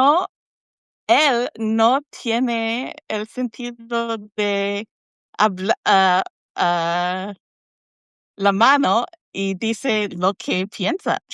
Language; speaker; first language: Spanish; non-native, learner; English